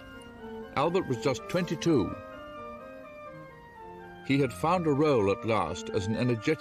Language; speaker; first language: English; native; English